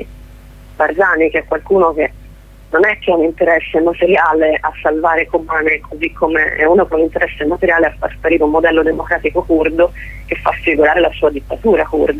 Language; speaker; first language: Italian; native; Italian